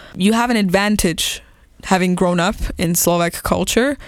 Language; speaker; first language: English; non-native, fluent; Persian